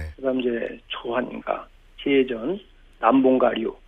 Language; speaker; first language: Korean; native; Korean